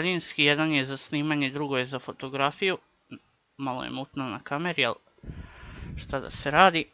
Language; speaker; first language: Croatian; native; Croatian